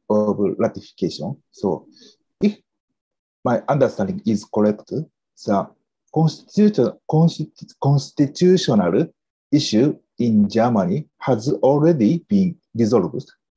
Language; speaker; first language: English; non-native, fluent; Japanese